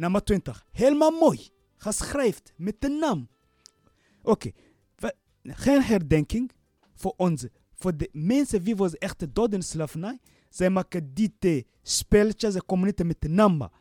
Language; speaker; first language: Dutch; non-native, learner; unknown